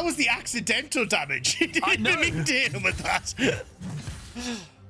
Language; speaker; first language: English; native; English